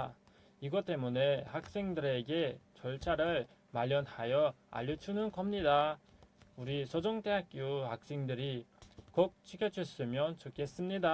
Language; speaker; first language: Korean; non-native, fluent; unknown